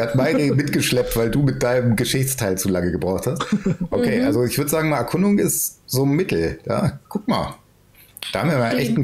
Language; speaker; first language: German; native; German